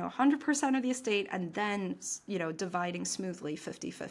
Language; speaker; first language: English; native; English